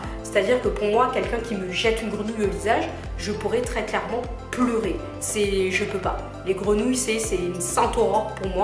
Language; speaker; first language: French; native; French